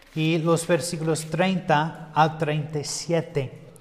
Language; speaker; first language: Spanish; non-native, fluent; English